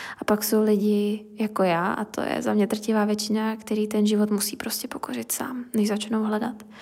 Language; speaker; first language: Czech; native; Czech